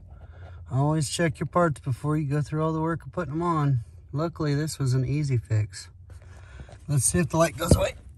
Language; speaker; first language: English; native; English